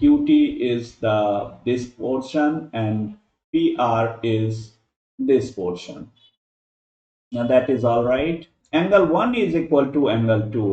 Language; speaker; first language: English; non-native, local second language; Hindi